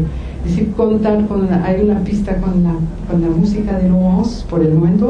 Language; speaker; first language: Spanish; non-native, fluent; French